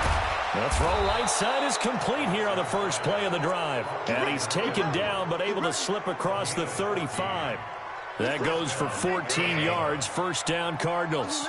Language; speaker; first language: English; native; English